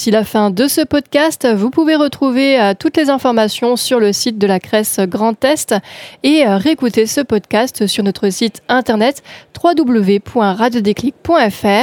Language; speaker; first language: French; native; French